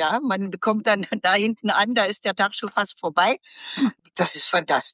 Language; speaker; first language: German; native; German